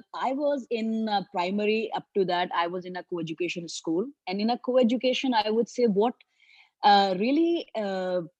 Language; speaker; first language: English; non-native, local second language; Hindi